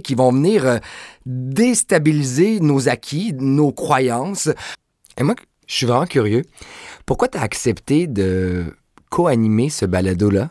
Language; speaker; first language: French; native; French